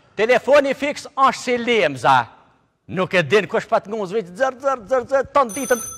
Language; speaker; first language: Albanian; native; Albanian